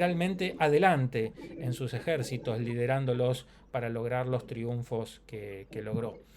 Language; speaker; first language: Spanish; native; Spanish